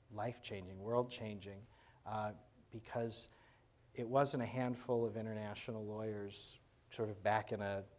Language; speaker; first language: English; native; English